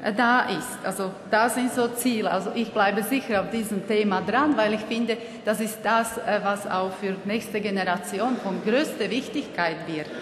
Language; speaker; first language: German; non-native, fluent; Slovak